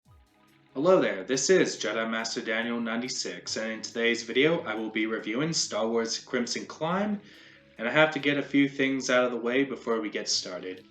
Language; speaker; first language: English; native; English